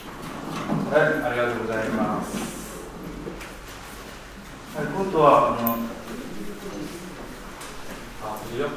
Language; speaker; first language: Japanese; non-native, learner; Korean